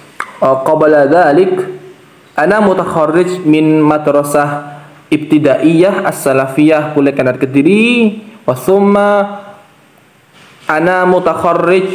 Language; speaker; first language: Arabic; non-native, learner; Indonesian